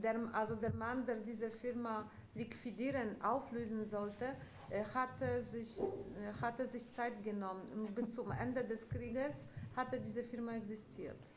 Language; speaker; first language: German; non-native, fluent; Polish